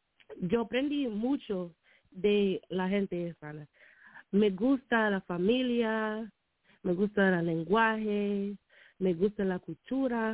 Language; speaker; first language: Spanish; non-native, learner; English